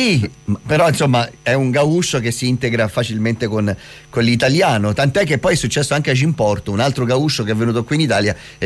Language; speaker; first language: Italian; native; Italian